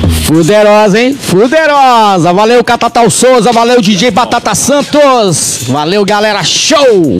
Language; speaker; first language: Portuguese; native; Portuguese